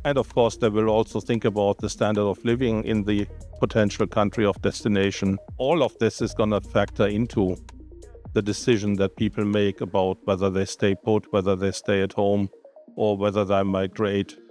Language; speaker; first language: English; non-native, fluent; German